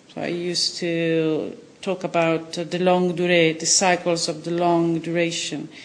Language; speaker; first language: English; non-native, fluent; Italian